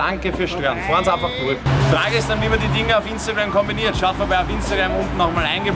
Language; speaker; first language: German; native; German